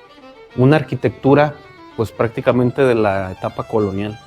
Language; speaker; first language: Spanish; native; Spanish